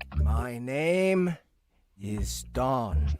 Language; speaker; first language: English; native; English